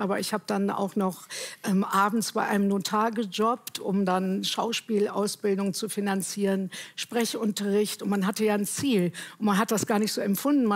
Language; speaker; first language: German; native; German